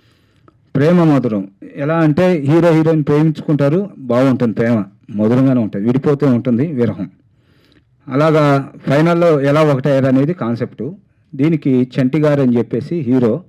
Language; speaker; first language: Telugu; native; Telugu